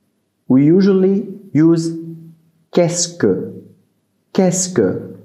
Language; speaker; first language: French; non-native, fluent; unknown